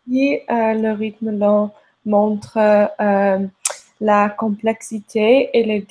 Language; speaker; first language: French; non-native, learner; English